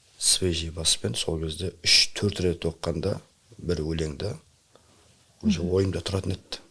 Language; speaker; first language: Kazakh; native; Kazakh